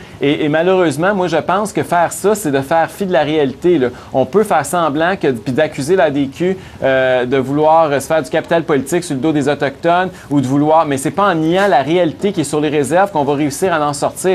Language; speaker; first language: French; native; French